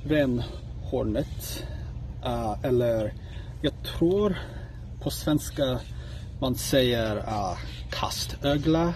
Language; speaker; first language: Swedish; non-native, learner; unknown